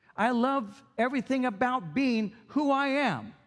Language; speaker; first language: English; early bilingual, other home language; Spanish